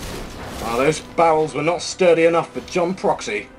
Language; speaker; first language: English; native; English